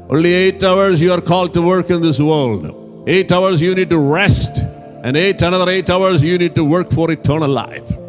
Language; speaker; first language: English; non-native, local second language; Malayalam